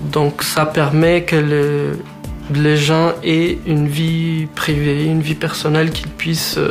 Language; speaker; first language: French; non-native, fluent; Spanish